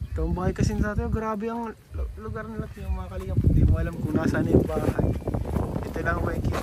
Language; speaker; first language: Filipino; native; Filipino